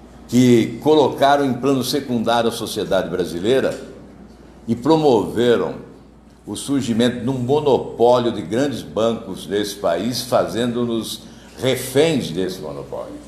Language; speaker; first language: Portuguese; native; Portuguese